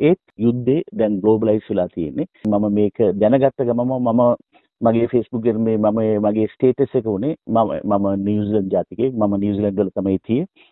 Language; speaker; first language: Sinhala; non-native, local second language; Tamil